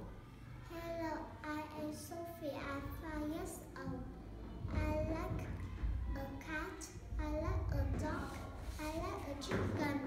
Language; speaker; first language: English; non-native, learner; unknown